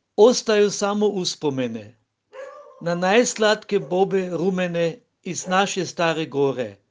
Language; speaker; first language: Croatian; native; Croatian